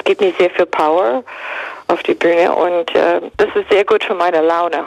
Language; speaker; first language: German; non-native, fluent; English